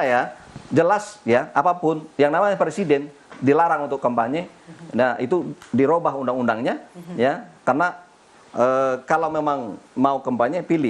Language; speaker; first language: Indonesian; native; Indonesian